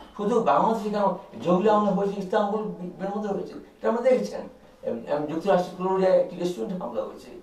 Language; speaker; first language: Bangla; native; Bangla